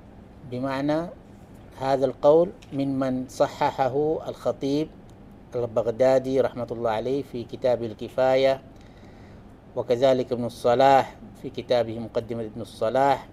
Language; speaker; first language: Arabic; non-native, fluent; Malay